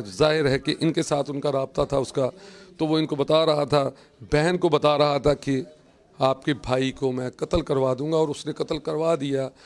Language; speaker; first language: Urdu; non-native, local second language; Punjabi